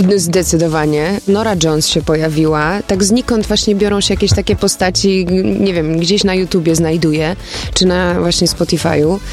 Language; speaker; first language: Polish; early bilingual, heritage; Polish